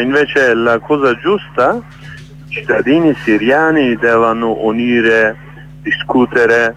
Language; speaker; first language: Italian; non-native, learner; Kurdish